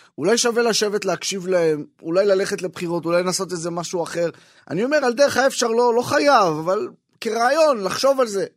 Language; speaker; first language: Hebrew; native; Hebrew